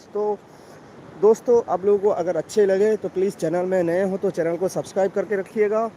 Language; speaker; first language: Hindi; non-native, local second language; Bangla